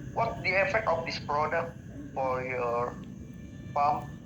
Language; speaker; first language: English; non-native, learner; Indonesian